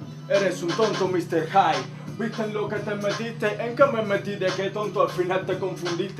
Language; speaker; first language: Spanish; native; Spanish